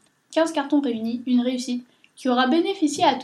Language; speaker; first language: French; native; French